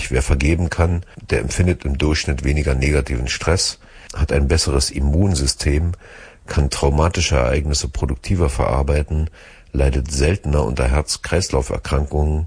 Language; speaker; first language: German; native; German